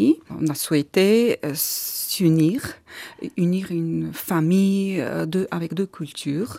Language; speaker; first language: French; non-native, learner; Armenian